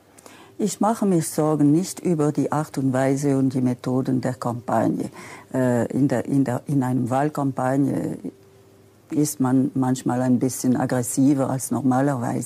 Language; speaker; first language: German; non-native, local second language; French